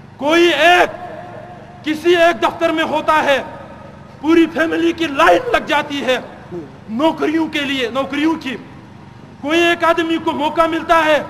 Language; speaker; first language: Urdu; non-native, local second language; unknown